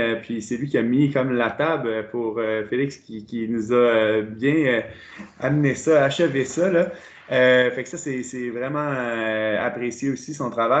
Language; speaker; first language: French; native; French